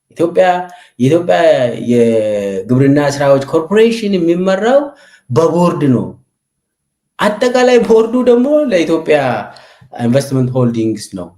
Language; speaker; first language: Amharic; non-native, local second language; Oromo